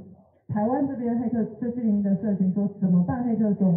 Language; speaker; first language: Chinese; native; Chinese